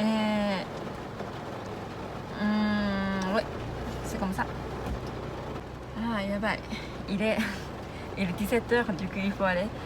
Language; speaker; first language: French; non-native, learner; Japanese